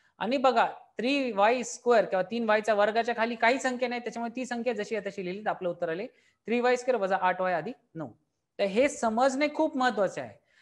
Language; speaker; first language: Marathi; native; Marathi